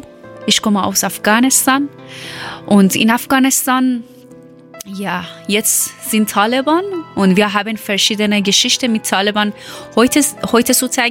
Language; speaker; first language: German; non-native, learner; Persian